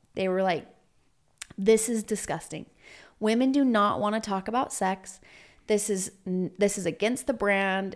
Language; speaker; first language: English; native; English